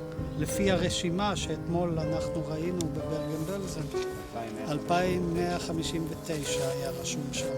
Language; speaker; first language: Hebrew; non-native, fluent; Dutch